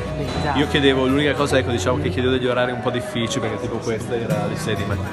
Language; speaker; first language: Italian; native; Italian